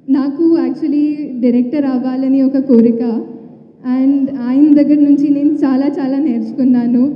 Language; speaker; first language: Telugu; non-native, fluent; Tulu